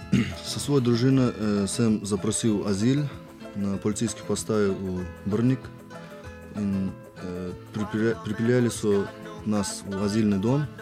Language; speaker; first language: Slovenian; non-native, learner; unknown